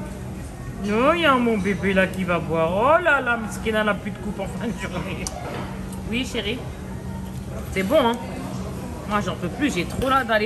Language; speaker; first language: French; native; French